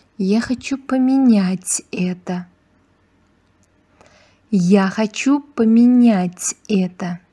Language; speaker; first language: Russian; non-native, fluent; Uzbek